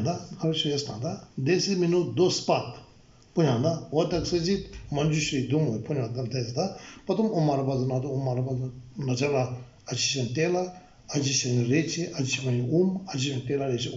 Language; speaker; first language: Russian; non-native, learner; Tibetan